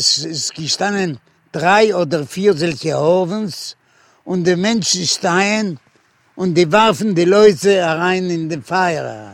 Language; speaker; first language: German; non-native, fluent; Yiddish